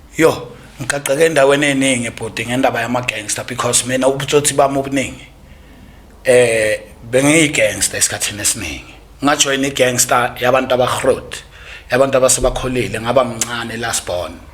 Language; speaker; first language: Zulu; native; Zulu